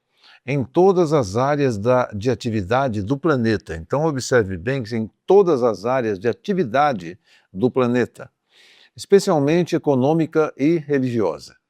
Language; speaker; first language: Portuguese; native; Portuguese